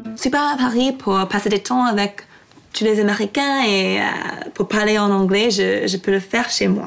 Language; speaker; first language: French; non-native, learner; English